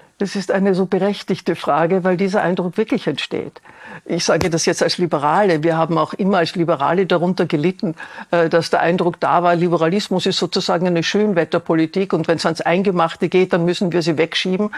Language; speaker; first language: German; native; German